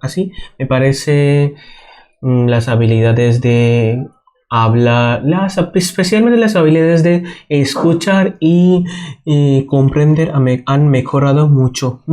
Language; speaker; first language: Spanish; non-native, fluent; Bangla